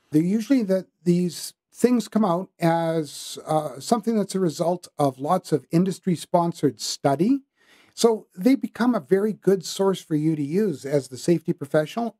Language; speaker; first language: English; native; English